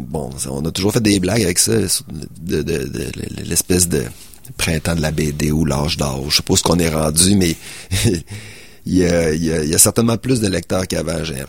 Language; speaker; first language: French; native; French